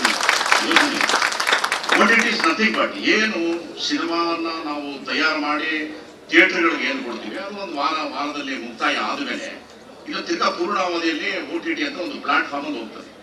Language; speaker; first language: Kannada; native; Kannada